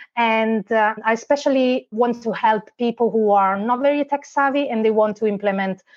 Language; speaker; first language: English; non-native, fluent; Italian